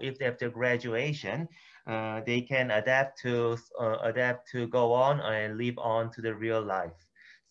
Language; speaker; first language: English; non-native, fluent; Korean